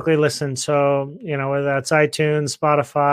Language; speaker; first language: English; native; English